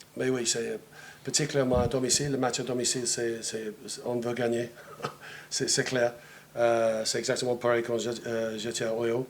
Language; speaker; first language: French; non-native, fluent; English